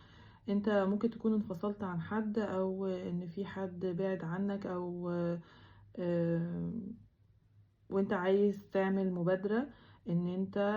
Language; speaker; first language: Arabic; native; Arabic